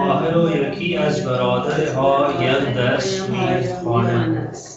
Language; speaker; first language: Persian; non-native, learner; Urdu